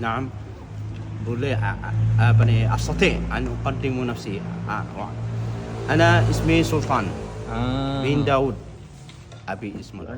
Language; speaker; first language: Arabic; non-native, learner; Malay